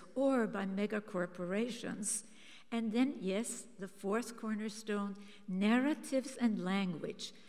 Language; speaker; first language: English; early bilingual, other home language; German